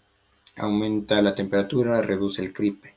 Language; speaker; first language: Spanish; native; Spanish